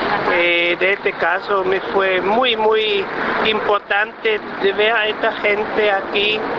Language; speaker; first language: Spanish; non-native, learner; Swiss German